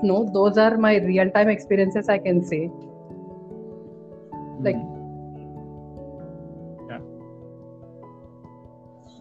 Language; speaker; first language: English; non-native, local second language; Telugu